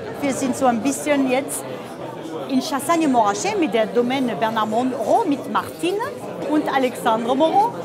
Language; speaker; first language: German; non-native, fluent; French